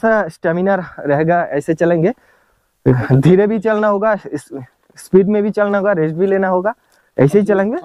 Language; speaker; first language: Hindi; non-native, local second language; Bangla